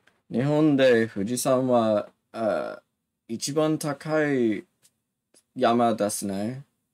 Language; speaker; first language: Japanese; non-native, learner; English